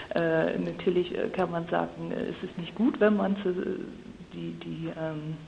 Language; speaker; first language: German; non-native, fluent; English